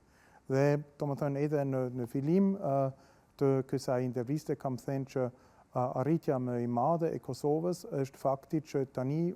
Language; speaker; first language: Albanian; non-native, fluent; German